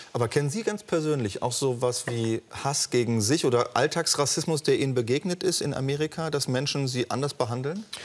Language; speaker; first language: German; native; German